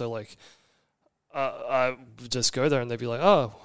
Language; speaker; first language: English; native; English